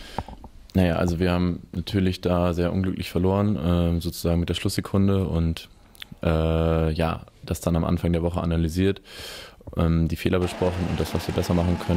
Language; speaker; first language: German; native; German